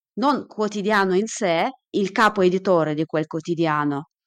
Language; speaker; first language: Italian; non-native, fluent; Russian